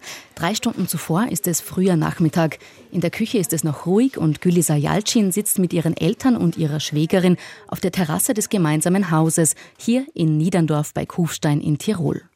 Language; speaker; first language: German; native; German